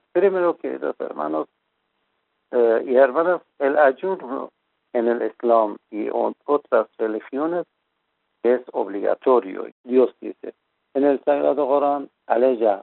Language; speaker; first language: Spanish; non-native, fluent; Persian